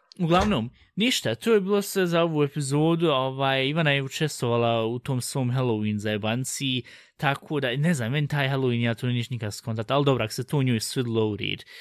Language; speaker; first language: Bosnian; early bilingual, heritage; Bosnian